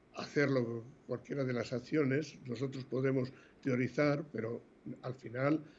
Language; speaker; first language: Spanish; native; Spanish